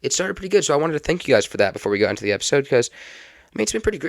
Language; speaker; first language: English; native; English